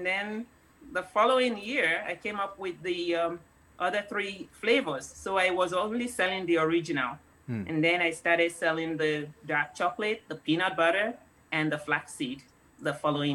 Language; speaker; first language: English; non-native, local second language; Yoruba